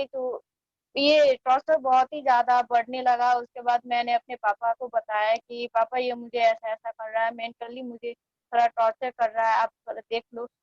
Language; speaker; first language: Hindi; non-native, fluent; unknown